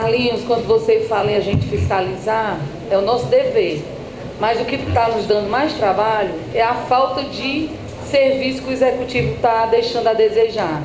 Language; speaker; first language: Portuguese; native; Portuguese